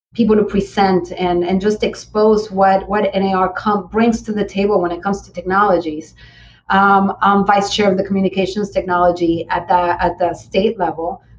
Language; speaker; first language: English; early bilingual, other home language; Spanish